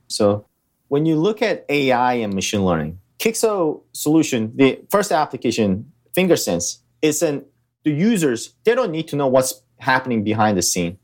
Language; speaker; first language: English; early bilingual, other home language; Korean